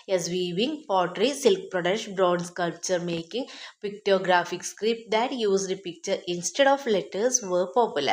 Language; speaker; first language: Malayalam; native; Malayalam